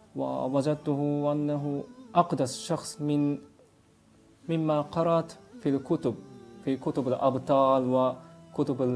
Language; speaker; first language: Arabic; non-native, fluent; Japanese